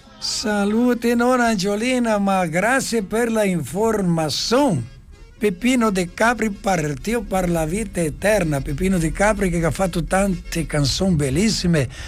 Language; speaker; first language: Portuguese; native; Portuguese